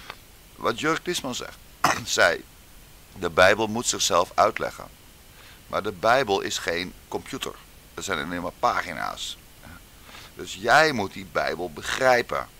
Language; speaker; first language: Dutch; native; Dutch